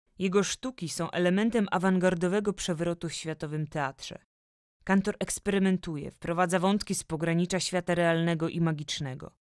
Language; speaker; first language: Polish; native; Polish